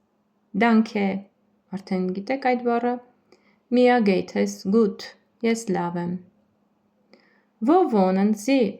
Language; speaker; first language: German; non-native, fluent; Armenian